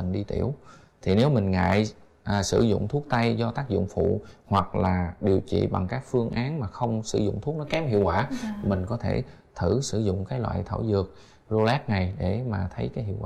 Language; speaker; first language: Vietnamese; native; Vietnamese